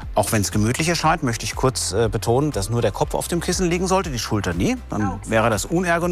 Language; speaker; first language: German; native; German